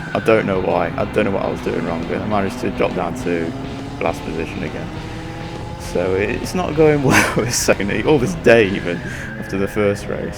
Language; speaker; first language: English; native; English